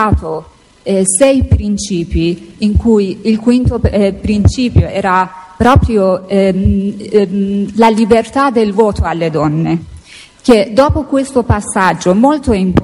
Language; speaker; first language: Italian; non-native, fluent; Persian